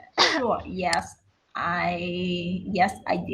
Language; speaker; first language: English; non-native, learner; Vietnamese